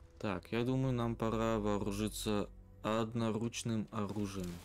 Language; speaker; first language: Russian; native; Russian